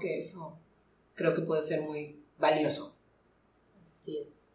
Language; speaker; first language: Spanish; native; Spanish